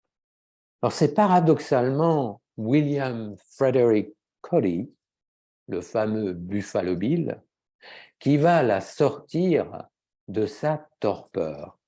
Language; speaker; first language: French; native; French